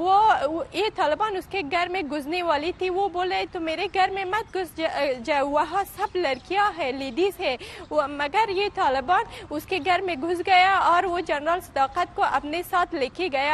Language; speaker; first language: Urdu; non-native, learner; Pashto